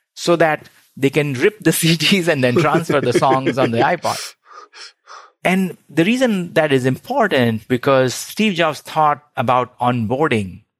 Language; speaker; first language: English; non-native, local second language; Hindi